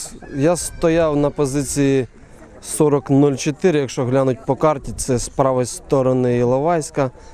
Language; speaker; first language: Ukrainian; native; Ukrainian